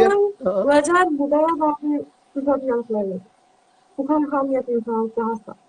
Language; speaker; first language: Indonesian; non-native, learner; Turkish